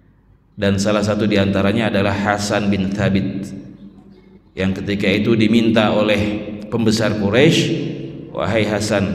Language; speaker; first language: Indonesian; native; Indonesian